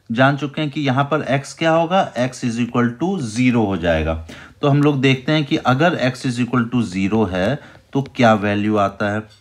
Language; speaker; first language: Hindi; native; Hindi